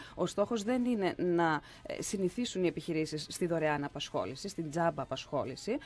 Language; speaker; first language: Greek; native; Greek